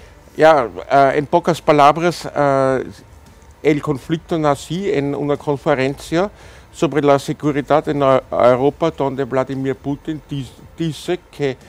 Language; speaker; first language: Spanish; non-native, fluent; German